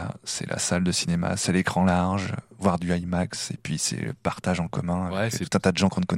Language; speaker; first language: French; native; French